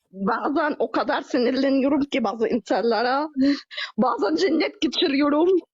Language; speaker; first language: Turkish; non-native, fluent; Arabic